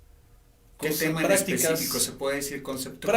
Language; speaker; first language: Spanish; native; Spanish